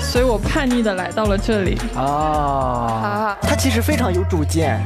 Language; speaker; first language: Chinese; native; Chinese